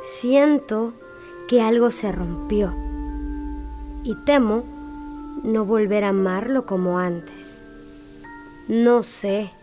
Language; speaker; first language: Spanish; native; Spanish